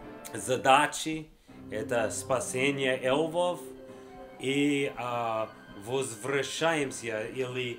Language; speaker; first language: Russian; non-native, learner; English